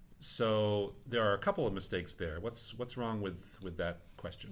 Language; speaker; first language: English; native; English